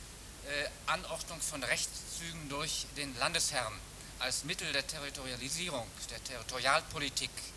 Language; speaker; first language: German; native; German